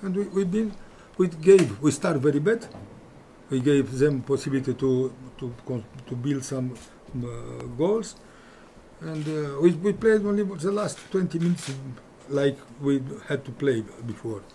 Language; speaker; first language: English; non-native, fluent; Romanian